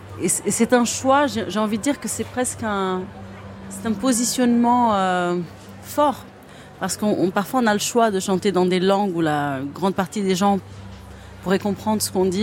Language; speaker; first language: French; non-native, fluent; Kabuverdianu